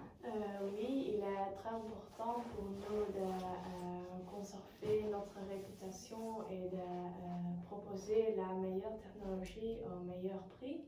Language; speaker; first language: French; non-native, learner; Dutch